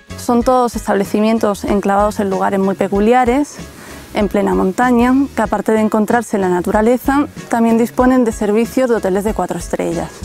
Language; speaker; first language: Spanish; native; Spanish